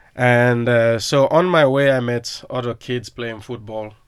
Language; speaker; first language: English; non-native, local second language; Krio